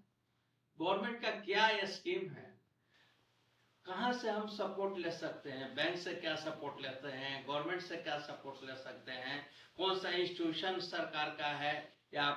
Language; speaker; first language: Hindi; native; Hindi